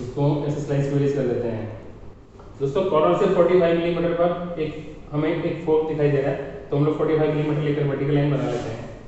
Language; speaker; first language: Hindi; native; Hindi